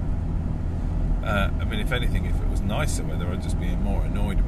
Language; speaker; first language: English; native; English